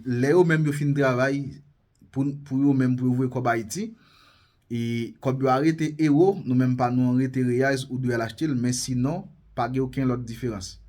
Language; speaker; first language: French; non-native, local second language; Haitian Creole